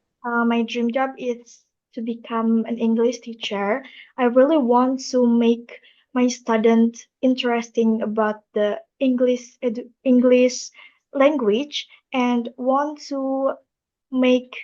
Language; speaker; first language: English; non-native, learner; Indonesian